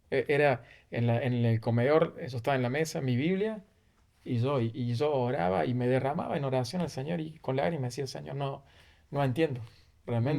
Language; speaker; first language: Spanish; native; Spanish